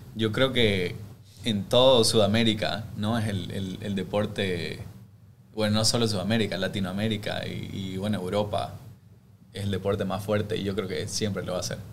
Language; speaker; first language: Spanish; native; Spanish